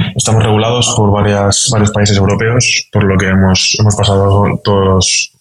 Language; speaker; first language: Spanish; native; Spanish